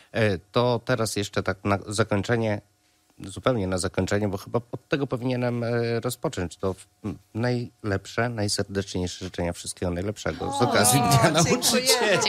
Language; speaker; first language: Polish; native; Polish